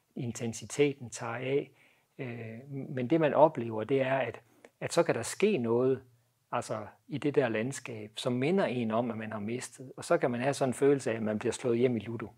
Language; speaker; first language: Danish; native; Danish